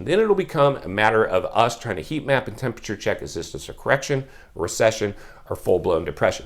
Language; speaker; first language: English; native; English